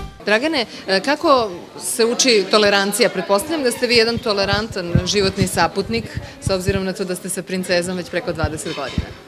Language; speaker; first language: Serbian; native; Serbian